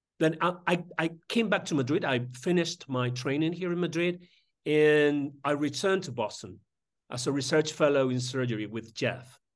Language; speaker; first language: English; non-native, fluent; Spanish